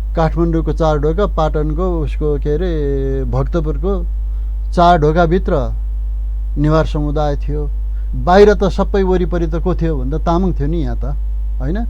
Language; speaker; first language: Nepali; non-native, local second language; Eastern Tamang